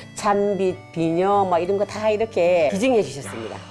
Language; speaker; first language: Korean; native; Korean